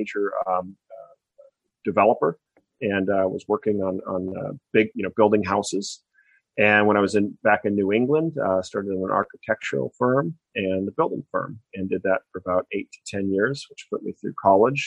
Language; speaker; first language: English; native; English